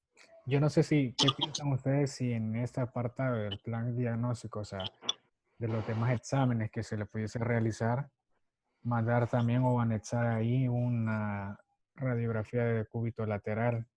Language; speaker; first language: Spanish; native; Spanish